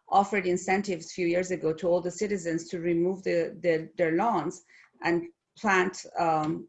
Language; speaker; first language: English; non-native, fluent; Persian